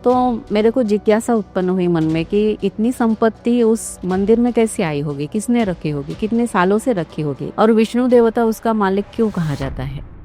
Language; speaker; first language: Hindi; non-native, local second language; Marathi